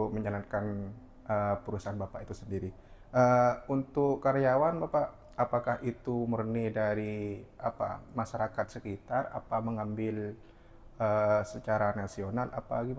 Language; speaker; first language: Indonesian; non-native, local second language; Madurese